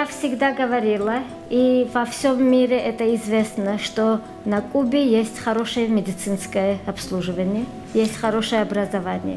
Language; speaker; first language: Russian; non-native, fluent; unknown